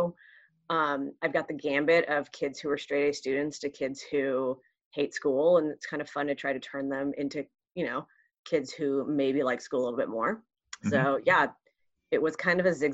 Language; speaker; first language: English; early bilingual, other home language; Spanish